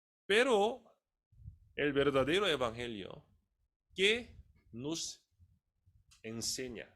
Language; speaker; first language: Spanish; non-native, fluent; Korean